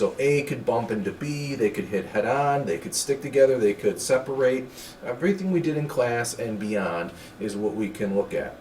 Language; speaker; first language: English; native; English